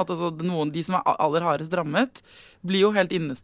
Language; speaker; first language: Norwegian; native; Norwegian